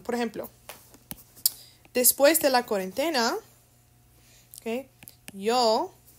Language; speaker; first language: Spanish; non-native, fluent; English